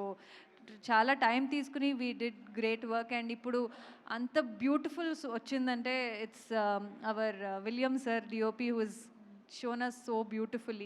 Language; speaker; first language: Telugu; non-native, local second language; Kannada